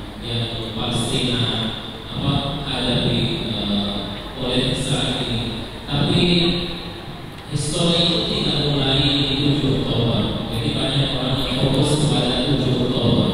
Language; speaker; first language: Indonesian; non-native, fluent; Arabic